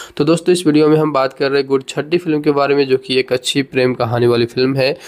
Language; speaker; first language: Hindi; native; Hindi